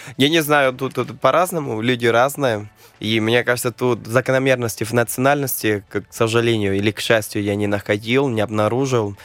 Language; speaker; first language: Russian; non-native, fluent; Spanish